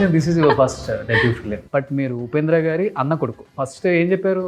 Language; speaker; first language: Telugu; native; Telugu